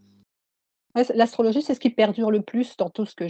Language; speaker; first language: French; native; French